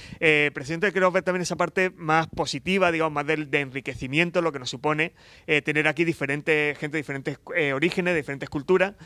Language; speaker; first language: Spanish; native; Spanish